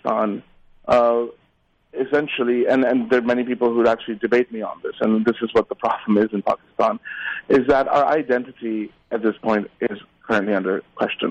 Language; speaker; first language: English; non-native, local second language; Urdu